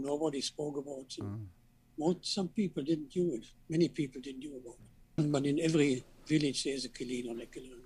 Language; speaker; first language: English; non-native, fluent; German